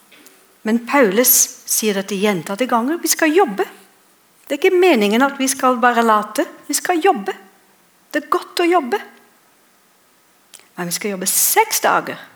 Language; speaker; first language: Norwegian; non-native, fluent; English